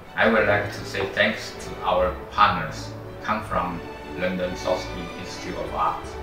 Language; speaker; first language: English; non-native, fluent; Chinese